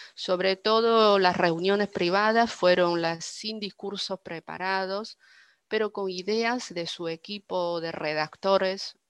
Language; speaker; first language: Spanish; non-native, fluent; Chinese